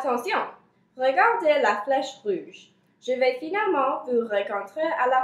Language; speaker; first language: French; non-native, learner; English